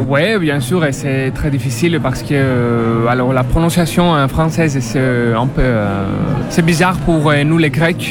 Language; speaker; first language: French; non-native, learner; Greek